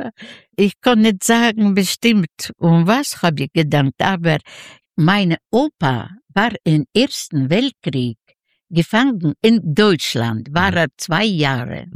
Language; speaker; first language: German; non-native, learner; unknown